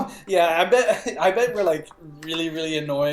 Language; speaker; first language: English; native; English